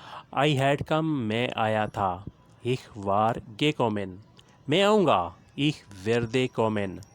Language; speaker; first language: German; non-native, learner; Urdu